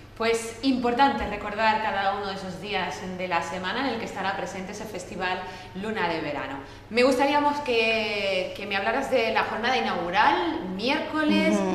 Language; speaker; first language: Spanish; native; Spanish